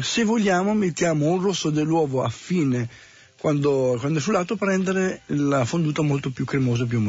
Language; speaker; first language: Italian; native; Italian